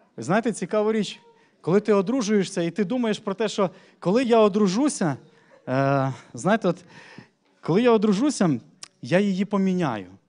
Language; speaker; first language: Ukrainian; native; Ukrainian